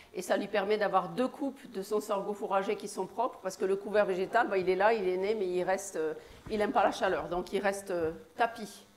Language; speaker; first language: French; native; French